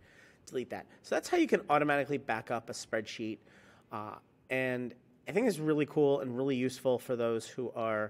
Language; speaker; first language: English; native; English